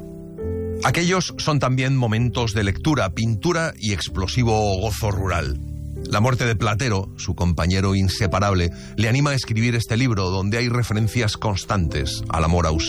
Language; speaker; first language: Spanish; native; Spanish